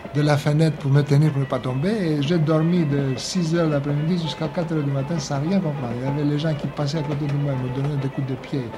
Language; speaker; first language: French; non-native, fluent; Greek